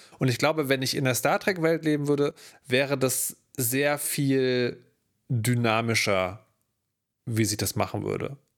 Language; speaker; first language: German; native; German